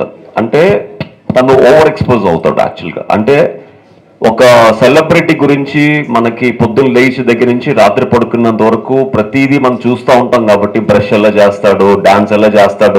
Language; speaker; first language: Telugu; native; Telugu